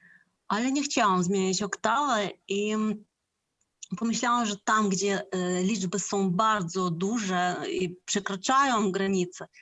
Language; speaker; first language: Polish; non-native, fluent; Ukrainian